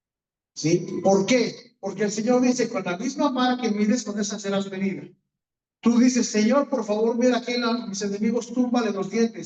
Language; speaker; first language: Spanish; native; Spanish